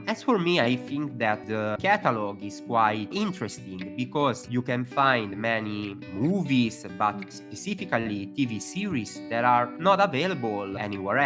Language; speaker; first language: English; non-native, fluent; Italian